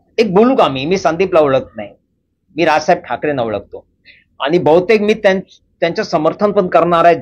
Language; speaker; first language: Marathi; non-native, local second language; Hindi